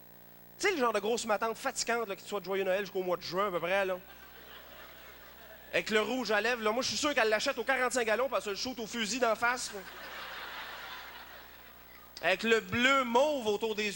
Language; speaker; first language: French; native; French